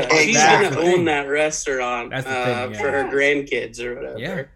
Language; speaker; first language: English; native; English